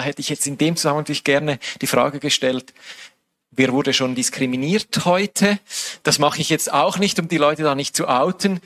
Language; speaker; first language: German; native; German